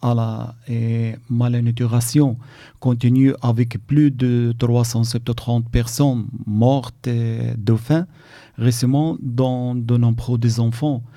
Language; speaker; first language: French; non-native, learner; Arabic